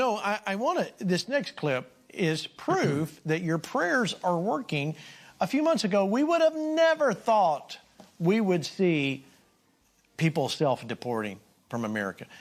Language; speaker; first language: English; native; English